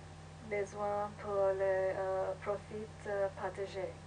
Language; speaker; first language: French; non-native, learner; English